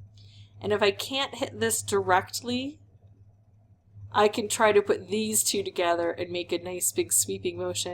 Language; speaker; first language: English; native; English